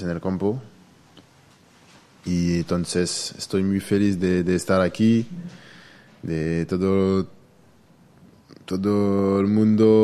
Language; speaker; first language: Spanish; non-native, learner; French